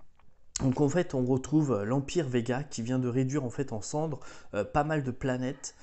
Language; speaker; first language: French; native; French